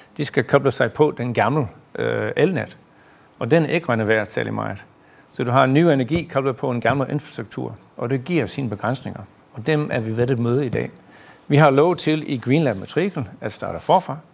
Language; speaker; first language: Danish; non-native, fluent; English